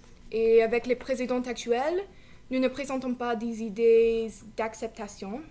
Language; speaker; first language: French; non-native, learner; English